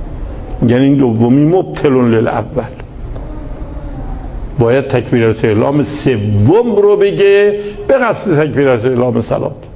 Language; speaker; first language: Persian; native; Persian